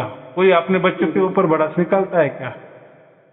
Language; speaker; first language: Hindi; native; Hindi